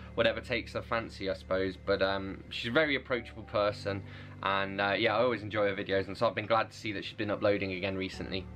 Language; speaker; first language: English; native; English